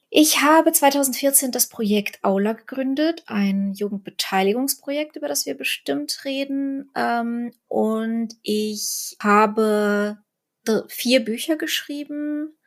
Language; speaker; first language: German; early bilingual, other home language; Russian